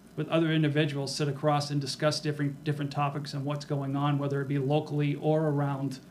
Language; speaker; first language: English; native; English